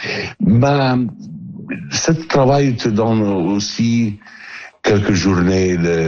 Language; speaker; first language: French; non-native, learner; Italian